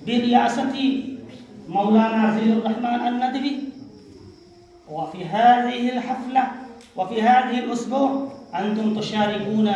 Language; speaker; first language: Arabic; non-native, fluent; Urdu